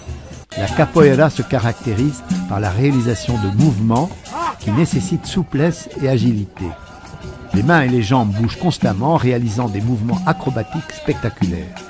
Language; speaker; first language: French; native; French